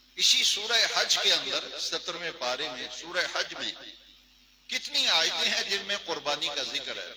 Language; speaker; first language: Urdu; non-native, local second language; Punjabi